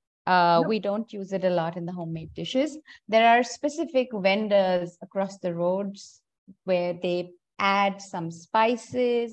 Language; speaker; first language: English; non-native, local second language; Hindi